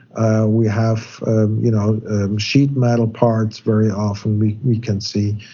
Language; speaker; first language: English; non-native, fluent; German